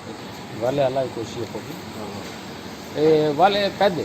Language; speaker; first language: Greek; non-native, learner; Urdu